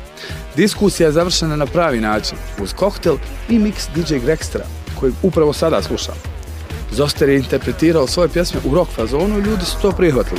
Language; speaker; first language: Croatian; native; Croatian